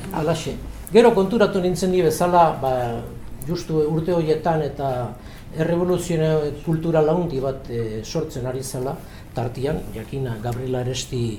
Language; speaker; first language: Basque; non-native, local second language; Spanish